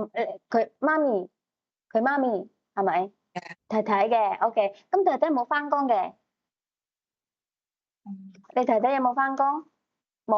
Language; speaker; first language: Cantonese; native; Cantonese